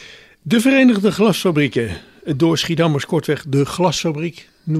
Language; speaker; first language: Dutch; native; Dutch